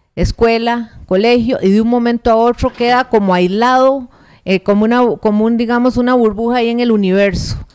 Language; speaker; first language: Spanish; native; Spanish